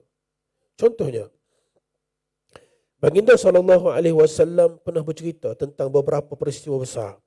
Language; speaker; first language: Malay; native; Malay